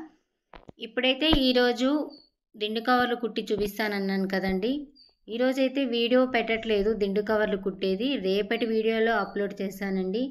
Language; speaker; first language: Telugu; native; Telugu